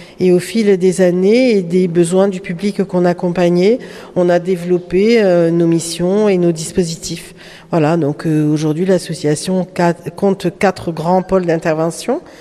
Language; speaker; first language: French; native; French